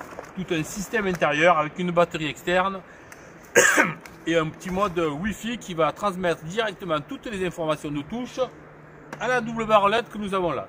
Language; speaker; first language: French; native; French